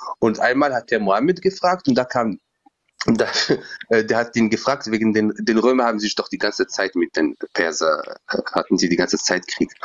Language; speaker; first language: German; non-native, fluent; Berber languages